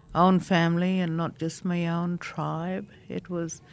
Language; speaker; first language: English; non-native, local second language; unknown